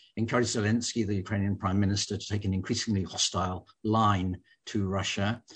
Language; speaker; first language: English; native; English